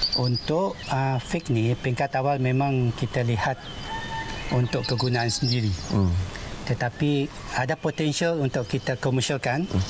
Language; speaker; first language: Malay; native; Malay